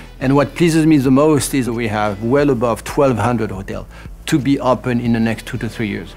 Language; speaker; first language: English; non-native, fluent; French